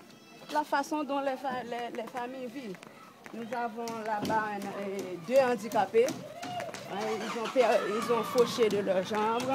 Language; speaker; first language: French; non-native, local second language; Haitian Creole